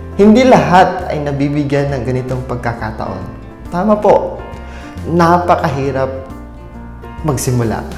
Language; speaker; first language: Filipino; non-native, local second language; Waray